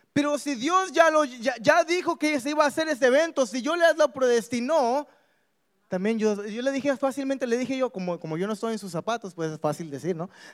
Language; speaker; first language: Spanish; early bilingual, heritage; Spanish